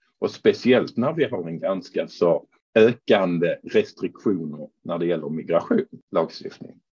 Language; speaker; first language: Swedish; non-native, fluent; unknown